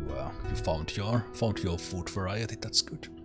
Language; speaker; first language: English; non-native, fluent; Finnish